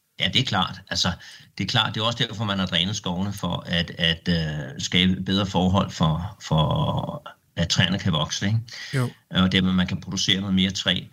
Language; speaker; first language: Danish; native; Danish